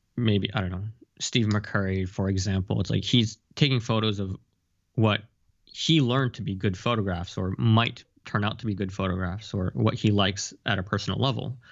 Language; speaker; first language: English; early bilingual, heritage; Japanese